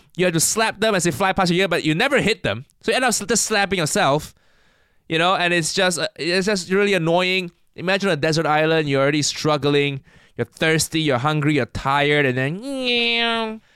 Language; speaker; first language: English; non-native, local second language; Cantonese